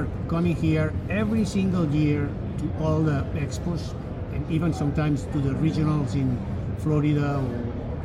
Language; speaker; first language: English; non-native, fluent; Spanish